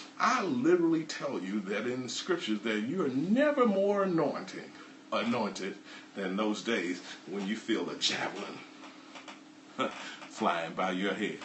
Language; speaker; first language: English; native; English